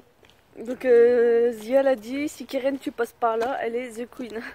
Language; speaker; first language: French; native; French